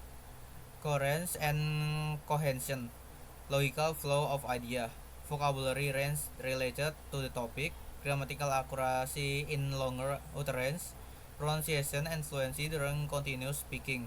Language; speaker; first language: English; non-native, learner; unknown